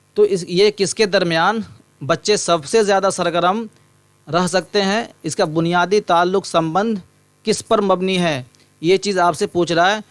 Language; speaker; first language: Urdu; native; Urdu